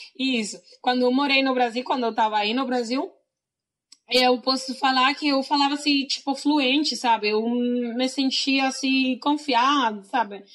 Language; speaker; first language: Portuguese; non-native, fluent; Spanish